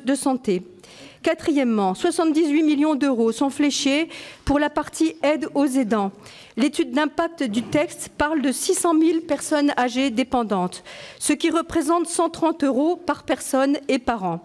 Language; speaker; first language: French; native; French